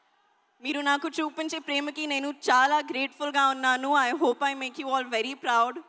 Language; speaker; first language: Telugu; non-native, learner; Hindi